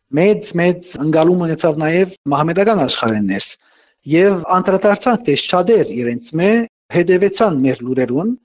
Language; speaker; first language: Armenian; early bilingual, heritage; Armenian